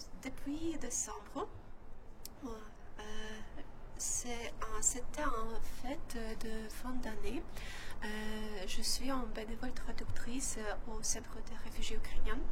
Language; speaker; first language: French; non-native, learner; Ukrainian